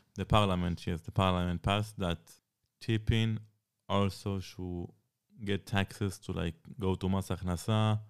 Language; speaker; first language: English; non-native, fluent; Hebrew